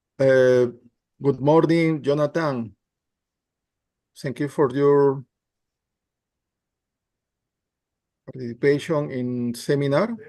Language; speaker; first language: English; non-native, learner; Spanish